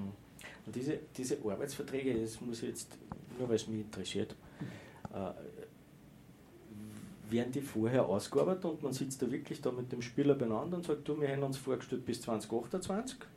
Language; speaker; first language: German; native; German